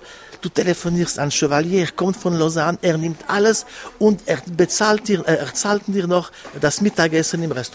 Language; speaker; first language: German; non-native, local second language; French